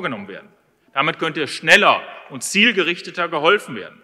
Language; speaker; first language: German; native; German